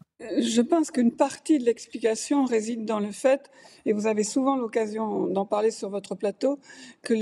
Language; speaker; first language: French; native; French